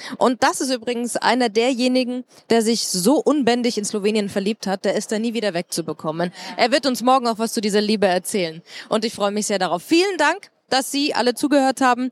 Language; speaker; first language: German; native; German